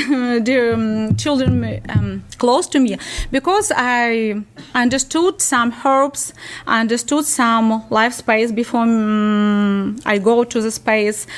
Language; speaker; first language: English; non-native, learner; Ukrainian